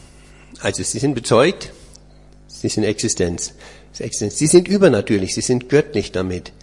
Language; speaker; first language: German; native; German